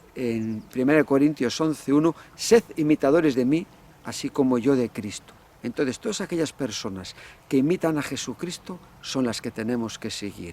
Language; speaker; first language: Spanish; native; Spanish